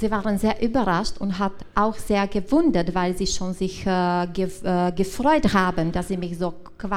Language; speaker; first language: German; non-native, learner; Czech